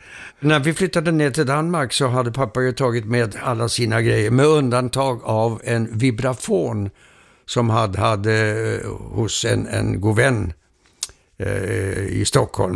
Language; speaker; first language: Swedish; early bilingual, heritage; Swedish